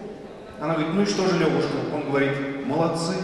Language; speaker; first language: Russian; native; Russian